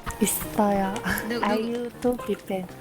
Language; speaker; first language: Korean; non-native, learner; Chinese